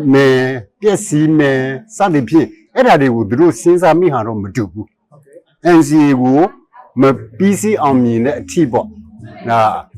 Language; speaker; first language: Burmese; non-native, local second language; S'gaw Karen